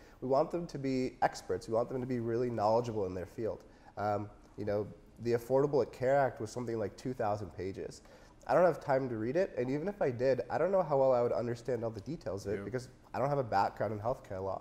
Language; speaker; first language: English; native; English